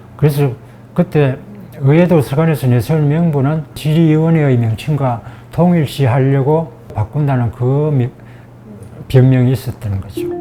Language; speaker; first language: Korean; native; Korean